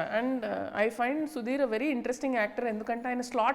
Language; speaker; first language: Telugu; native; Telugu